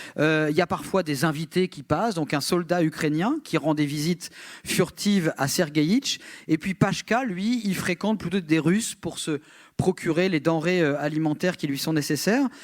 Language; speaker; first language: French; native; French